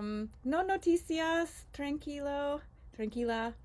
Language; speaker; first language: Spanish; non-native, learner; English